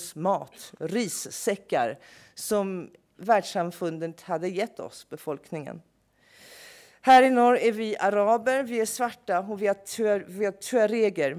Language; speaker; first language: Swedish; non-native, fluent; English